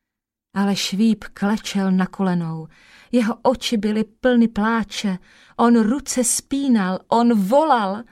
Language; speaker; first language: Czech; native; Czech